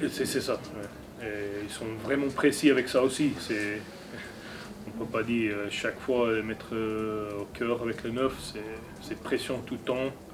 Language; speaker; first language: French; non-native, learner; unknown